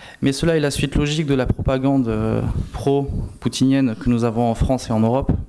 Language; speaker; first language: French; native; French